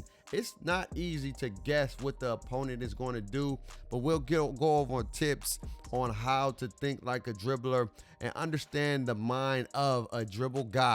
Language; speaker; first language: English; native; English